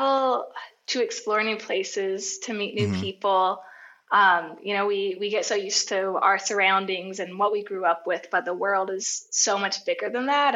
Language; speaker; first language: English; native; English